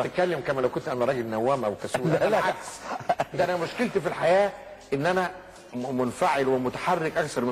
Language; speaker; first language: Arabic; native; Arabic